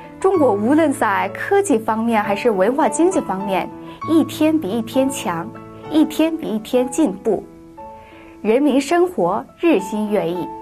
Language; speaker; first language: Chinese; early bilingual, other home language; Korean